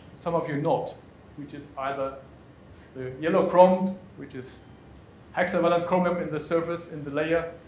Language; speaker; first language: English; non-native, fluent; German